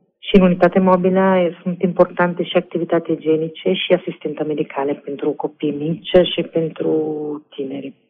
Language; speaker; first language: Romanian; non-native, fluent; Italian